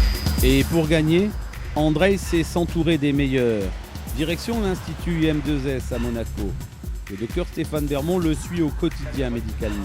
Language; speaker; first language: French; native; French